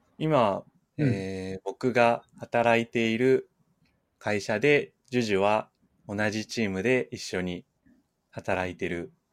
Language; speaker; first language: Japanese; native; Japanese